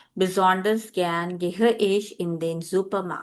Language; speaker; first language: German; non-native, fluent; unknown